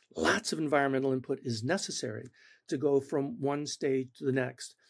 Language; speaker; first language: English; non-native, fluent; Spanish